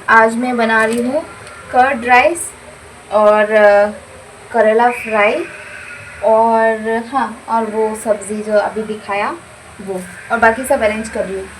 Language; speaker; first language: Hindi; non-native, local second language; Bangla